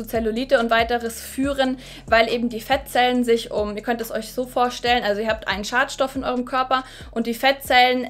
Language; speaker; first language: German; native; German